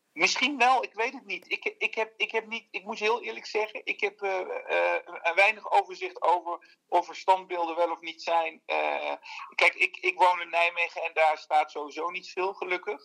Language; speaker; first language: Dutch; early bilingual, other home language; Turkish